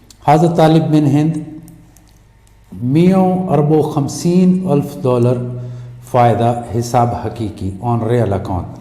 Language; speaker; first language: Arabic; non-native, learner; Urdu